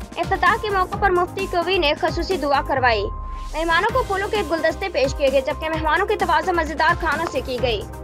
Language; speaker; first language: Urdu; native; Urdu